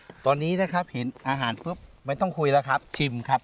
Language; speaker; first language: Thai; native; Thai